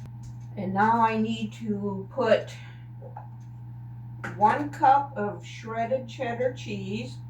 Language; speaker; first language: English; native; English